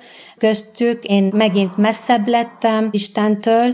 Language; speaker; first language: Hungarian; non-native, fluent; Arabic